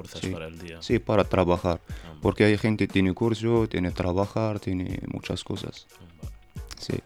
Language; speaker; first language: Spanish; non-native, learner; Berber languages